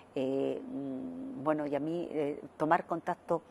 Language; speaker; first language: Spanish; native; Spanish